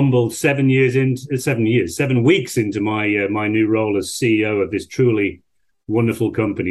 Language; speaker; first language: English; native; English